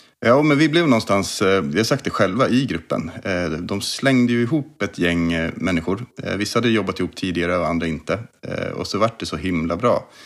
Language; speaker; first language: Swedish; native; Swedish